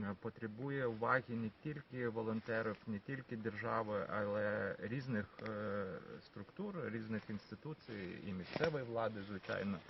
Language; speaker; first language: Ukrainian; non-native, fluent; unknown